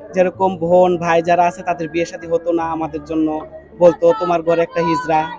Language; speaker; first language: Bangla; native; Bangla